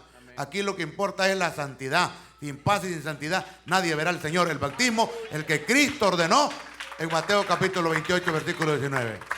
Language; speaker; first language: Spanish; native; Spanish